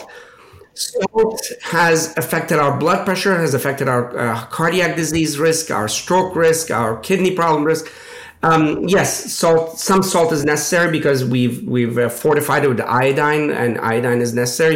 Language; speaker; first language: English; native; English